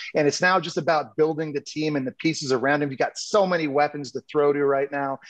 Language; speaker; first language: English; native; English